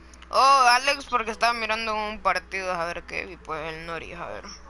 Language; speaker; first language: Spanish; early bilingual, heritage; Spanish